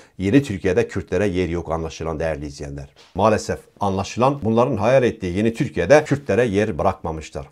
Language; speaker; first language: Turkish; non-native, local second language; Kurdish